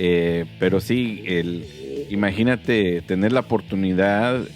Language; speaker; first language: Spanish; early bilingual, heritage; Spanish